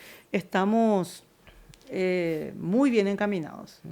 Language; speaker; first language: Spanish; native; Spanish